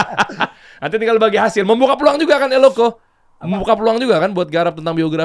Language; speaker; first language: Indonesian; native; Indonesian